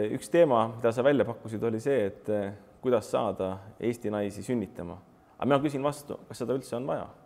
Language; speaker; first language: Estonian; native; Estonian